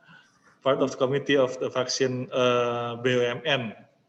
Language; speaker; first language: English; non-native, learner; Indonesian